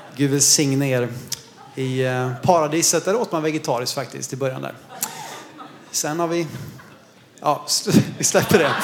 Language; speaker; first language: Swedish; native; Swedish